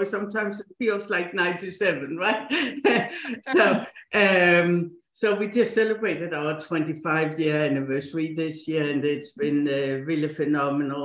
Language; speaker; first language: English; non-native, fluent; Danish